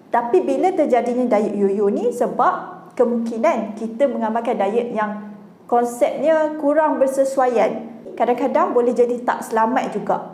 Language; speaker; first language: Malay; native; Malay